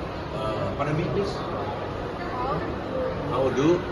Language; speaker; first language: English; non-native, learner; Indonesian